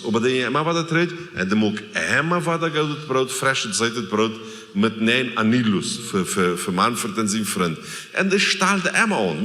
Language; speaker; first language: German; non-native, learner; Plautdietsch